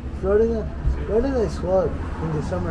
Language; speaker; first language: English; non-native, learner; Spanish